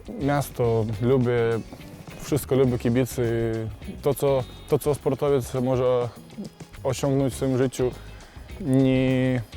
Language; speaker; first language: Polish; non-native, fluent; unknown